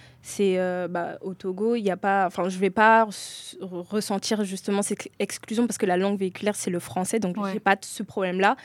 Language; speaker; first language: French; native; French